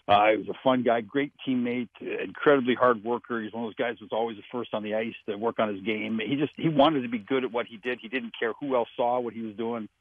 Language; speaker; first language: English; native; English